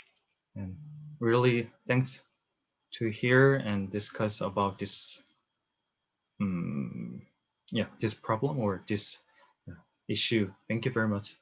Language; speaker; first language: English; non-native, learner; Korean